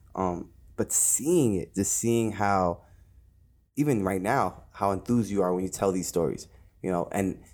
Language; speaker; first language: English; native; English